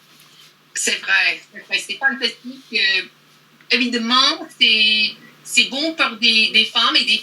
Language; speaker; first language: French; non-native, learner; English